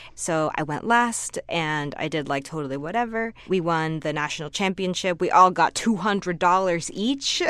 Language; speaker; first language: English; native; English